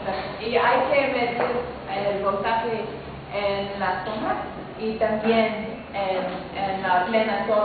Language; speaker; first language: Spanish; non-native, fluent; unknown